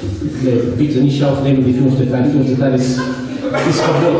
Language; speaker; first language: German; non-native, fluent; Russian